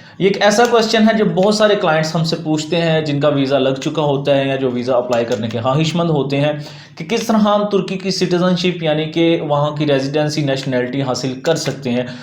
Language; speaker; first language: Urdu; native; Urdu